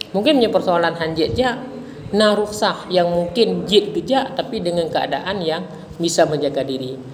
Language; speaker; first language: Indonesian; non-native, local second language; Achinese